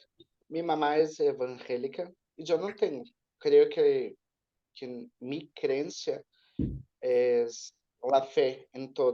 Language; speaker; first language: Spanish; non-native, learner; Portuguese